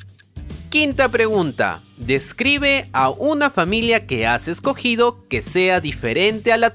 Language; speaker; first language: Spanish; native; Spanish